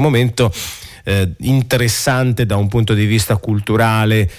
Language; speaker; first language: Italian; native; Italian